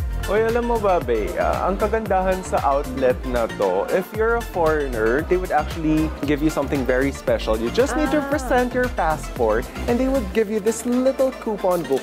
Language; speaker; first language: English; non-native, local second language; Filipino